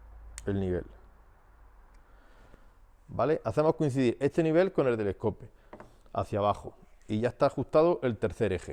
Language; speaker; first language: Spanish; native; Spanish